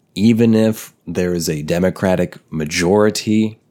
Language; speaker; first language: English; native; English